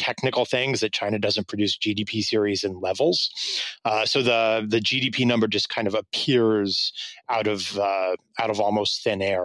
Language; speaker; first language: English; native; English